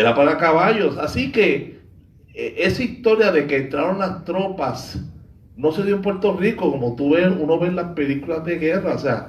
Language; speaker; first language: Spanish; native; Spanish